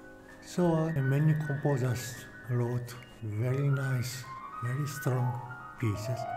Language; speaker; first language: English; non-native, learner; Japanese